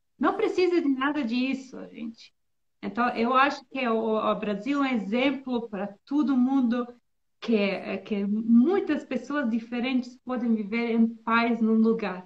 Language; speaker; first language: Portuguese; non-native, learner; Bosnian